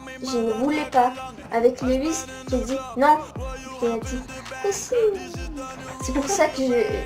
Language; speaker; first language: French; native; French